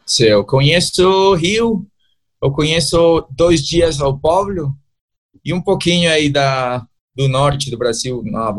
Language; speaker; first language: Portuguese; non-native, learner; Spanish